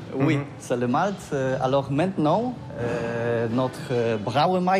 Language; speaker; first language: French; non-native, learner; Polish